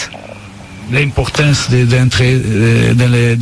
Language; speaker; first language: French; non-native, learner; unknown